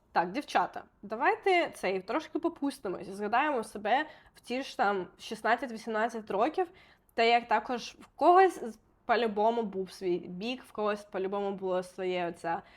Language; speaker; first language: Ukrainian; non-native, local second language; Russian